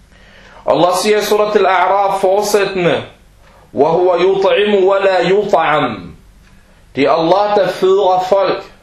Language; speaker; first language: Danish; early bilingual, other home language; Arabic